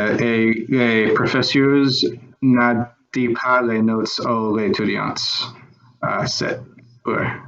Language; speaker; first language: French; non-native, learner; English